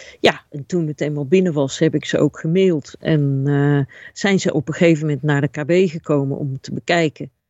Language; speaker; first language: Dutch; native; Dutch